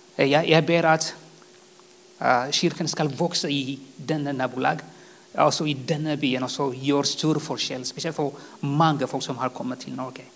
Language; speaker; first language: Swedish; non-native, fluent; Tigrinya